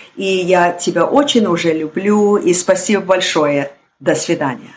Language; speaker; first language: Russian; early bilingual, heritage; Russian